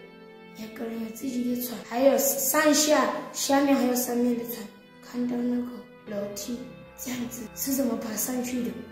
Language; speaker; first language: Chinese; non-native, learner; Southern Sotho